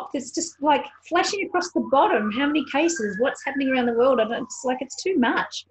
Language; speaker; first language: English; native; English